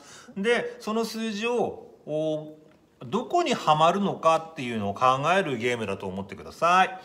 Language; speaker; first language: Japanese; native; Japanese